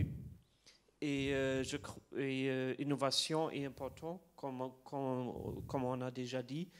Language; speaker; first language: French; non-native, fluent; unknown